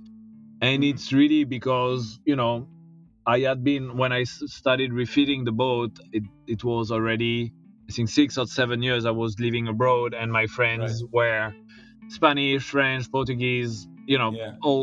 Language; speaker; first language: English; non-native, fluent; French